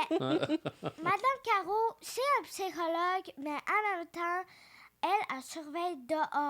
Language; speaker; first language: French; early bilingual, other home language; Ukrainian